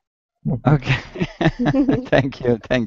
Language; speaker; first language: English; non-native, learner; Italian